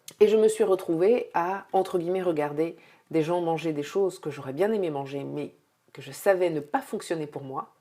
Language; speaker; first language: French; native; French